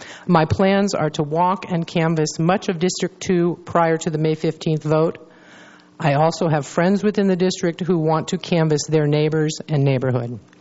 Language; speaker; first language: English; native; English